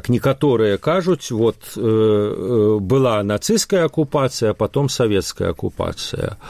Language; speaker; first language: Belarusian; non-native, local second language; Russian